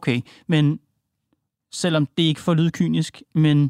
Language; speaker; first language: Danish; native; Danish